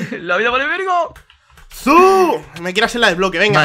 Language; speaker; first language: Spanish; native; Spanish